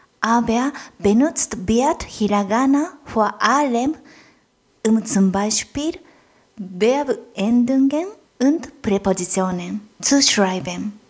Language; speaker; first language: German; non-native, fluent; Japanese